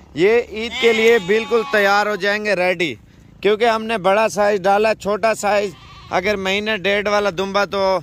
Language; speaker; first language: Urdu; non-native, local second language; Punjabi